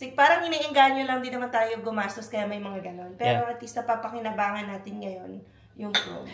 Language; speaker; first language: Filipino; native; Filipino